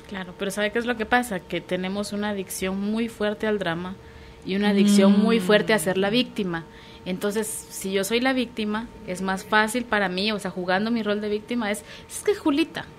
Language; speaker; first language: Spanish; native; Spanish